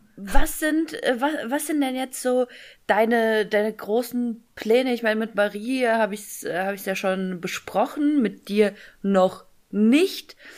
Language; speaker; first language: German; early bilingual, other home language; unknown